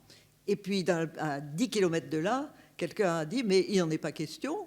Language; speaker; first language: French; native; French